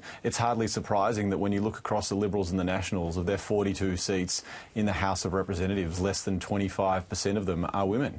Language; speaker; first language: English; native; English